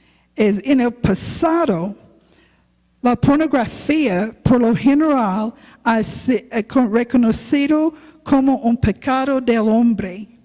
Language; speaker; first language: Spanish; non-native, learner; English